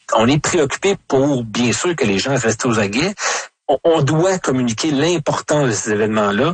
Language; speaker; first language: French; native; French